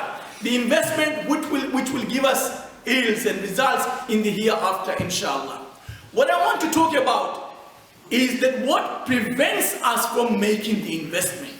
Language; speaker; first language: English; non-native, fluent; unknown